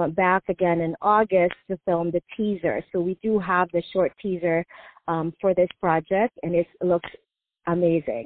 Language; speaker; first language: English; non-native, local second language; Filipino